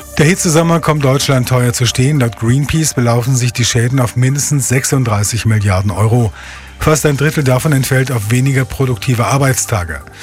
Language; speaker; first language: German; native; German